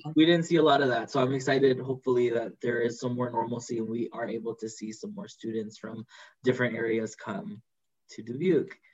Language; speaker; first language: English; early bilingual, other home language; Spanish